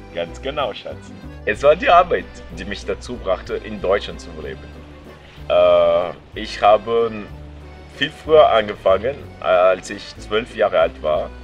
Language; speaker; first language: German; non-native, fluent; Portuguese